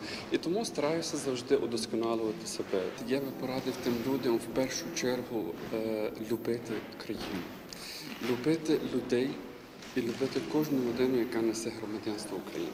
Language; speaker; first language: Ukrainian; non-native, fluent; Arabic